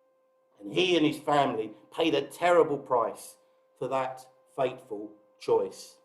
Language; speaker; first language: English; native; English